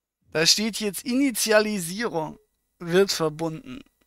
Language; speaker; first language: German; native; German